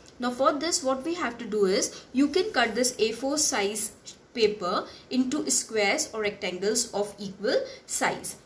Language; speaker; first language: English; non-native, local second language; Hindi